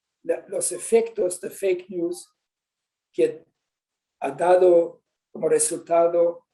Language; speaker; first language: Spanish; non-native, fluent; Swedish